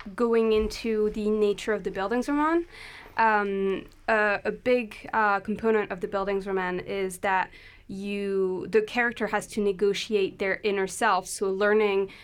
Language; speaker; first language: English; non-native, fluent; French